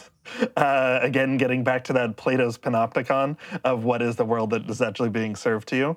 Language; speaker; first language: English; native; English